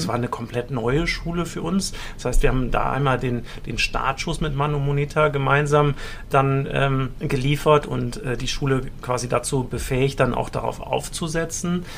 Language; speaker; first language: German; native; German